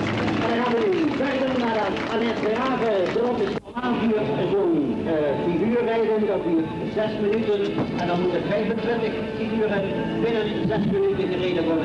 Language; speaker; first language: Dutch; native; Dutch